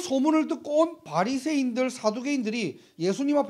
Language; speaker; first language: Korean; native; Korean